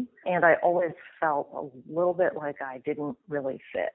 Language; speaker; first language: English; native; English